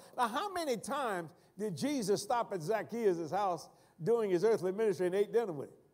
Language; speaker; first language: English; native; English